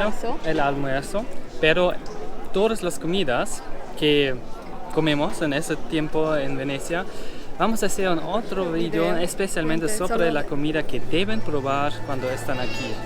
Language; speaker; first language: Spanish; non-native, fluent; German